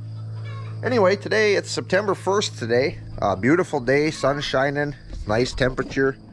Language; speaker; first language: English; native; English